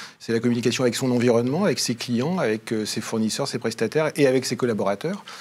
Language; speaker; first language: French; native; French